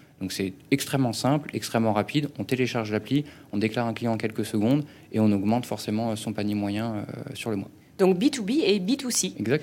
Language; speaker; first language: French; native; French